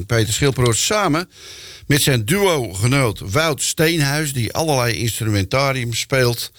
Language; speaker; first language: Dutch; native; Dutch